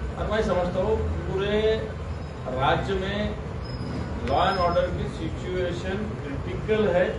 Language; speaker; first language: Hindi; non-native, local second language; Marathi